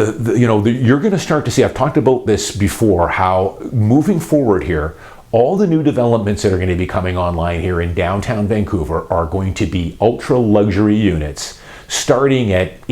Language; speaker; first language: English; native; English